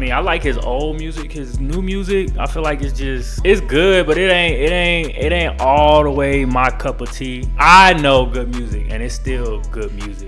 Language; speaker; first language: English; native; English